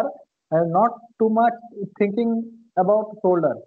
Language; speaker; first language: English; non-native, learner; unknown